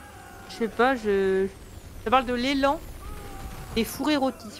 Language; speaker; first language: French; native; French